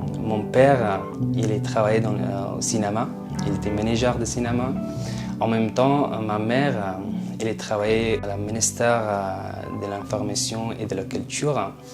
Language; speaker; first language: French; non-native, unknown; Persian